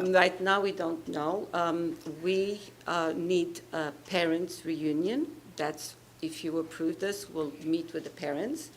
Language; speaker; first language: English; non-native, fluent; Portuguese